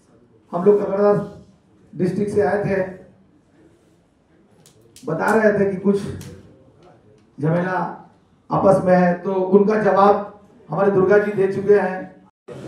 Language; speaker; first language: Hindi; native; Hindi